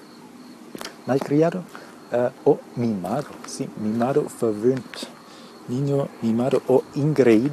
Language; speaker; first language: Spanish; early bilingual, heritage; Spanish